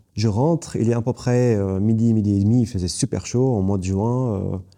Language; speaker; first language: French; non-native, fluent; Arabic